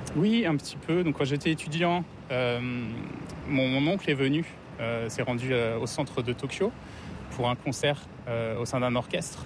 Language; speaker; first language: French; native; French